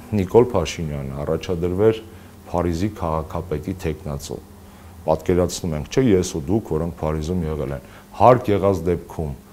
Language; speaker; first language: Armenian; native; Armenian